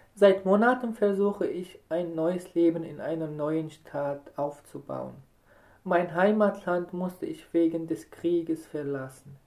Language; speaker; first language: German; non-native, fluent; Arabic